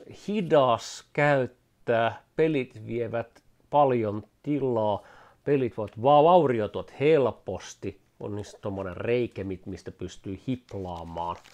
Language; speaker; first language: Finnish; native; Finnish